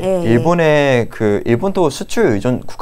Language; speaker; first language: Korean; native; Korean